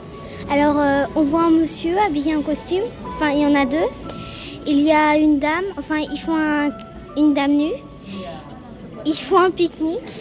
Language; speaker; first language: French; native; French